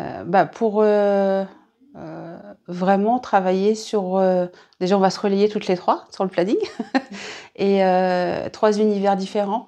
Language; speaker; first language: French; native; French